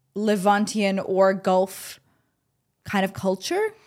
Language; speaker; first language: English; early bilingual, other home language; Arabic